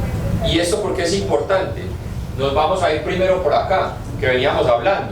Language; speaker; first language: Spanish; native; Spanish